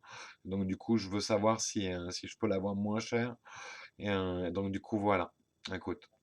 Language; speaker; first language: French; native; French